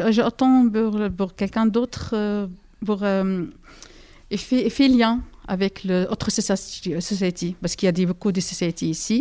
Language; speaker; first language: French; non-native, learner; Arabic